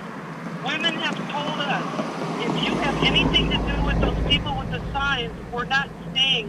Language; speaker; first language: English; native; English